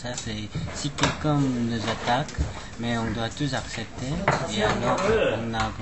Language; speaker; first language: French; non-native, learner; Korean